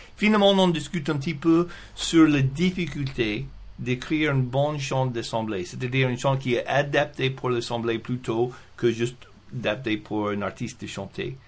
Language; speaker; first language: French; non-native, fluent; English